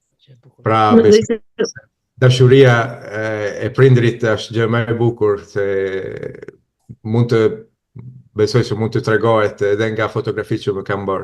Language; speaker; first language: Albanian; non-native, fluent; Italian